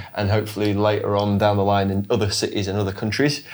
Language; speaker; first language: English; native; English